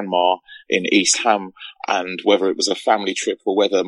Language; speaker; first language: English; native; English